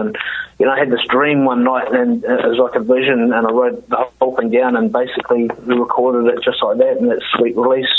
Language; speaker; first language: English; native; English